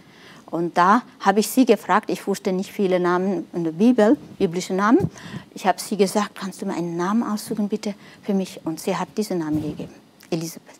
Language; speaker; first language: German; non-native, fluent; Nepali